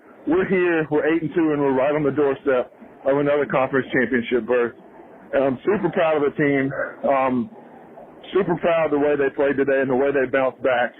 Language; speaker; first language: English; native; English